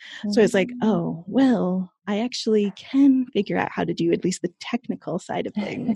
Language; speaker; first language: English; native; English